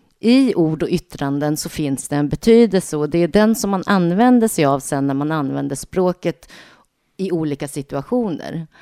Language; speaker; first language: Swedish; native; Swedish